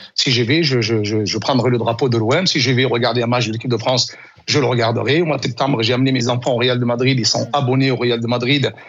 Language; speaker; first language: French; non-native, local second language; Arabic